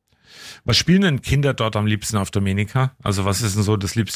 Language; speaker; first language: German; native; German